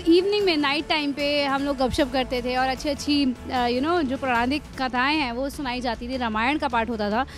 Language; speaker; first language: Hindi; native; Hindi